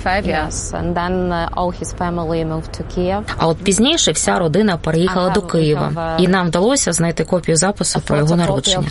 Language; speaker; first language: Ukrainian; native; Ukrainian